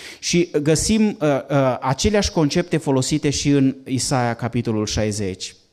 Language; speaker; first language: Romanian; native; Romanian